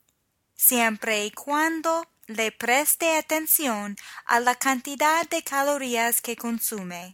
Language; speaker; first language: Spanish; non-native, fluent; English